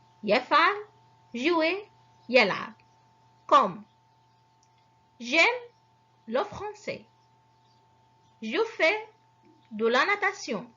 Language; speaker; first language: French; non-native, fluent; Arabic